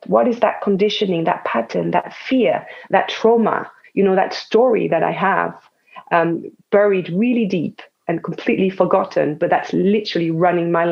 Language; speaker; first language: English; non-native, fluent; French